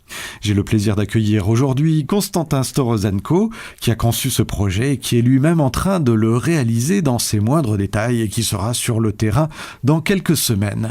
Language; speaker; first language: French; native; French